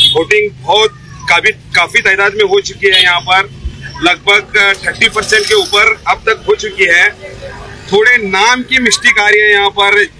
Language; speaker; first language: Hindi; native; Hindi